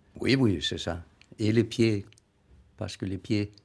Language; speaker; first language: French; non-native, learner; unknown